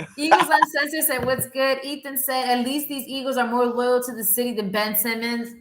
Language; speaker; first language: English; native; English